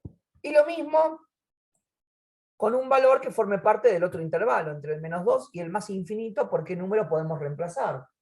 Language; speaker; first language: Spanish; native; Spanish